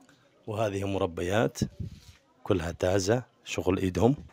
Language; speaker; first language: Arabic; native; Arabic